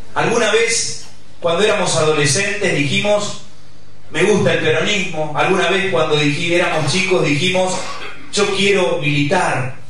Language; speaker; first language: Spanish; native; Spanish